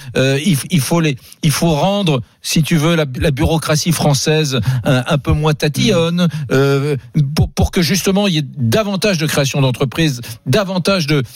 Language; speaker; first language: French; native; French